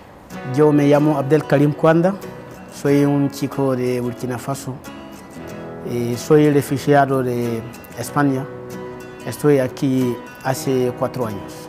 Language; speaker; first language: Spanish; non-native, fluent; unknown